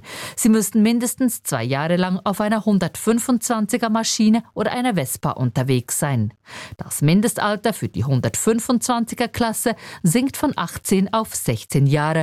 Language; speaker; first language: German; native; German